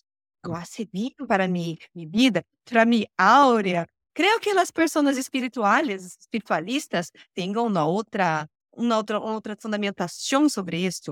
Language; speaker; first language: Spanish; non-native, learner; Portuguese